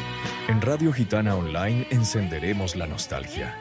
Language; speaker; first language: Spanish; native; Spanish